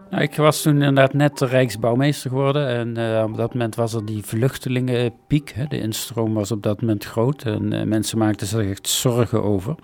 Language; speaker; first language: Dutch; native; Dutch